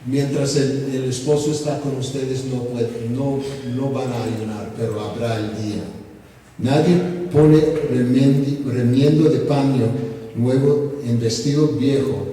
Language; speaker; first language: Spanish; non-native, fluent; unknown